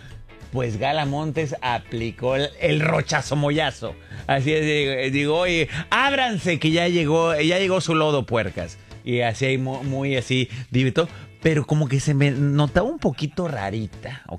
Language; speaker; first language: Spanish; native; Spanish